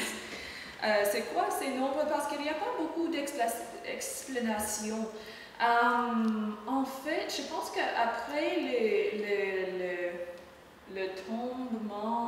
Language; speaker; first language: French; non-native, learner; English